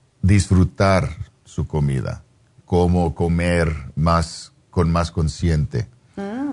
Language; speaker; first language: Spanish; non-native, fluent; English